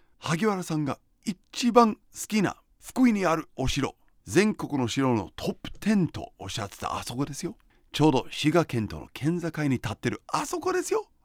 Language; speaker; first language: Japanese; non-native, fluent; English